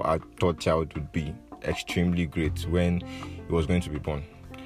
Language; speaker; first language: English; non-native, local second language; Yoruba